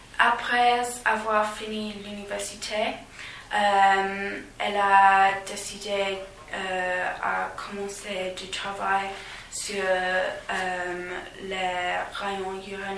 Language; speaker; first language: French; non-native, fluent; English